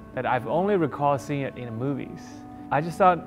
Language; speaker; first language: English; non-native, fluent; Chinese